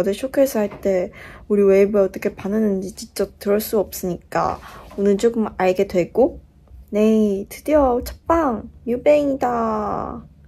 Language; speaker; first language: Korean; non-native, fluent; Chinese